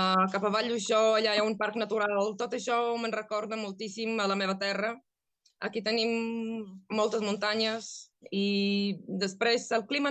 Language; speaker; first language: Catalan; non-native, fluent; Bulgarian